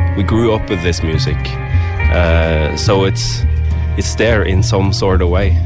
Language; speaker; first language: English; non-native, fluent; Norwegian